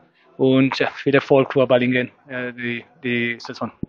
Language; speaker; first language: German; non-native, learner; Spanish